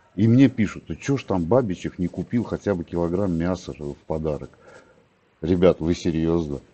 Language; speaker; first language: Russian; native; Russian